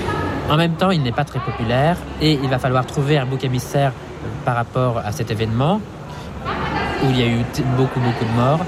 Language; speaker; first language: French; native; French